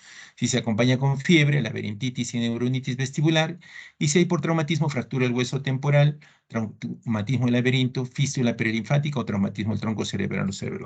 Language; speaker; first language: Spanish; native; Spanish